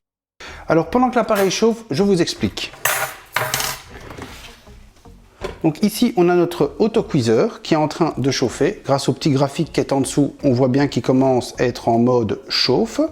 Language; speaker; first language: French; native; French